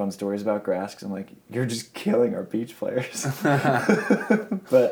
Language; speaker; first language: English; native; English